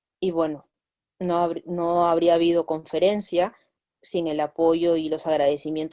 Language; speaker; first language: Spanish; native; Spanish